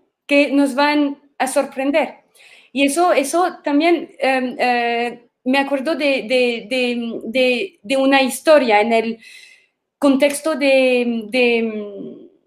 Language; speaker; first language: Spanish; non-native, fluent; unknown